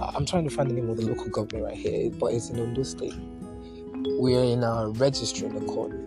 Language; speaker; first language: English; non-native, local second language; Yoruba